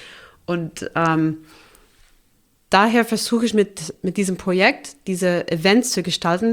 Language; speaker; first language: German; non-native, fluent; English